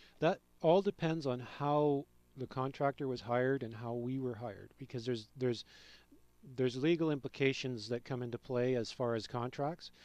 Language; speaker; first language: English; native; English